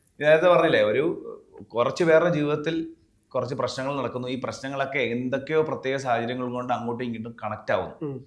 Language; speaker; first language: Malayalam; native; Malayalam